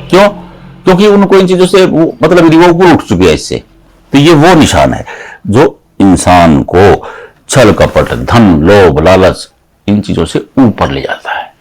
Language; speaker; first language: Hindi; native; Hindi